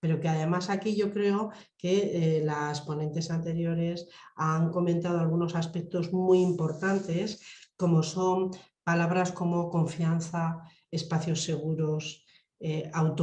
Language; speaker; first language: Spanish; native; Spanish